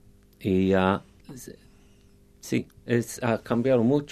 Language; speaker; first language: Spanish; non-native, fluent; English